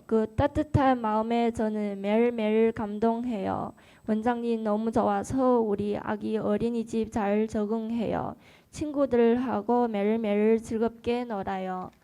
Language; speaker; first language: Korean; non-native, learner; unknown